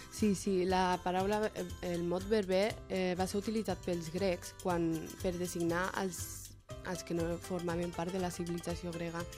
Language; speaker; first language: Catalan; early bilingual, other home language; Berber languages